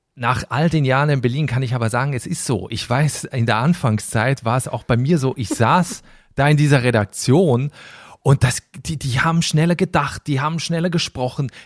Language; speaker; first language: German; native; German